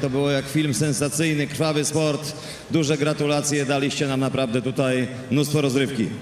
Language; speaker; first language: Polish; native; Polish